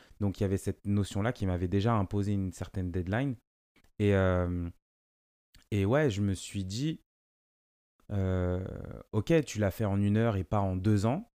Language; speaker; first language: French; native; French